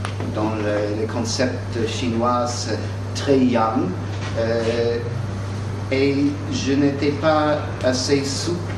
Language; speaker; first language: French; non-native, fluent; English